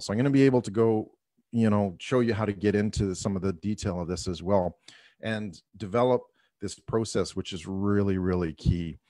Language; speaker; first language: English; native; English